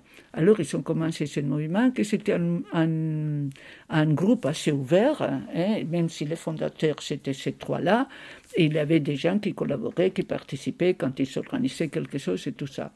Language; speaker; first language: French; non-native, fluent; Spanish